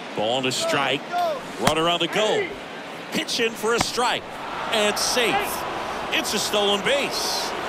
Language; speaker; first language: English; native; English